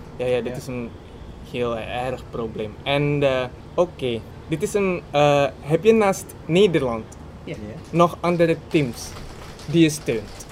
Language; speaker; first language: Dutch; non-native, learner; Indonesian